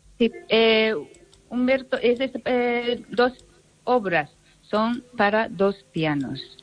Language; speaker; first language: Spanish; non-native, learner; Japanese